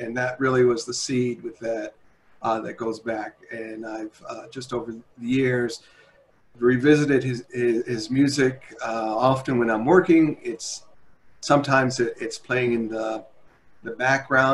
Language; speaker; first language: English; native; English